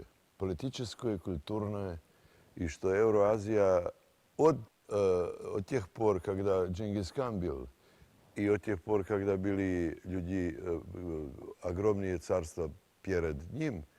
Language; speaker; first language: Russian; non-native, fluent; Serbian